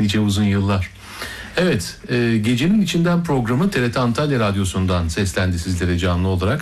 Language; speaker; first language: Turkish; native; Turkish